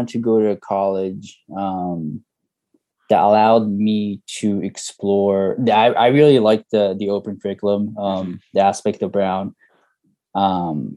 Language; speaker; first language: English; native; English